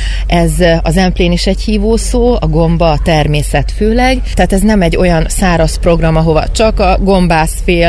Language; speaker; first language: Hungarian; native; Hungarian